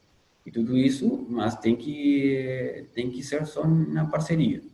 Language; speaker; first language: Portuguese; non-native, fluent; Spanish